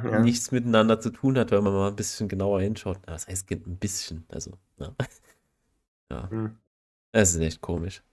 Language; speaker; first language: German; native; German